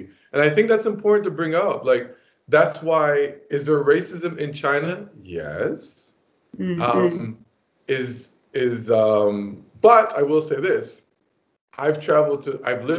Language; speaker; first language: English; native; English